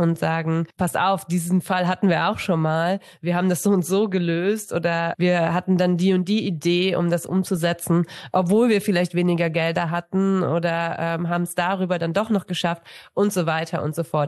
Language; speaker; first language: German; native; German